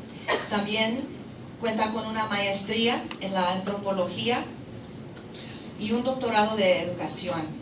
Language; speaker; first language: Spanish; non-native, fluent; English